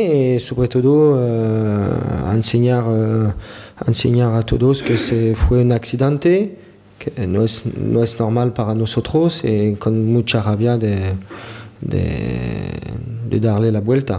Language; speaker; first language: Spanish; non-native, fluent; French